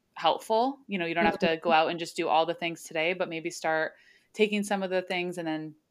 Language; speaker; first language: English; early bilingual, other home language; Slovak